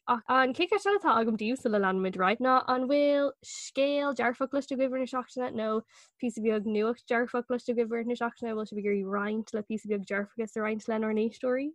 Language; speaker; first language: Irish; non-native, local second language; English